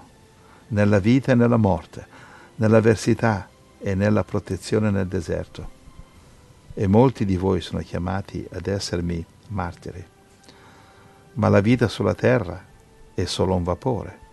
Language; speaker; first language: Italian; native; Italian